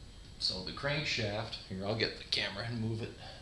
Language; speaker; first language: English; native; English